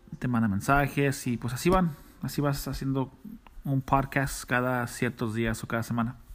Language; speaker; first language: Spanish; early bilingual, heritage; Spanish